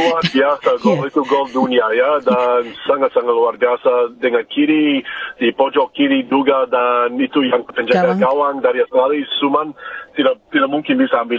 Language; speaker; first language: Indonesian; non-native, fluent; English